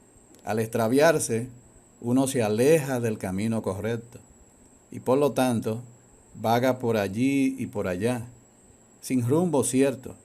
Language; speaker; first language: Spanish; native; Spanish